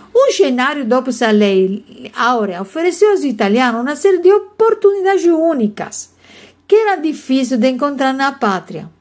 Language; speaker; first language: Portuguese; non-native, learner; Italian